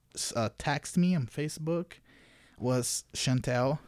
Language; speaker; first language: English; non-native, fluent; Portuguese